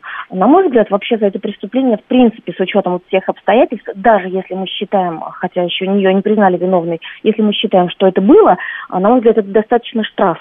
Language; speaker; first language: Russian; native; Russian